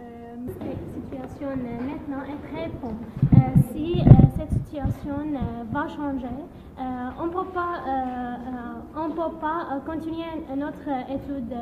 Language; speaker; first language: French; non-native, learner; Arabic